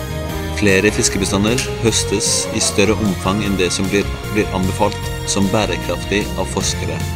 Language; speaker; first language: Norwegian; native; Norwegian